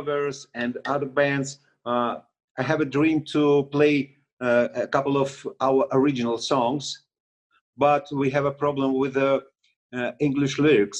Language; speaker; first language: English; non-native, learner; Russian